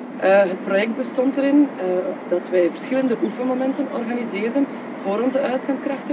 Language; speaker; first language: Dutch; native; Dutch